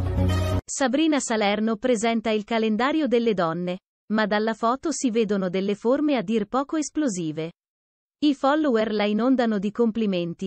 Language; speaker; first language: Italian; native; Italian